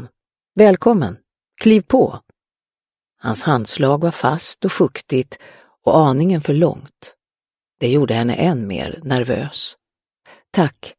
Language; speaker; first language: Swedish; native; Swedish